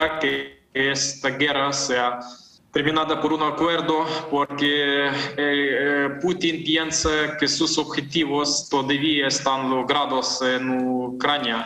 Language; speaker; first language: Spanish; non-native, fluent; Ukrainian